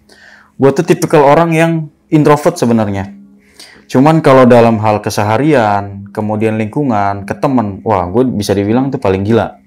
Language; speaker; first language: Indonesian; native; Indonesian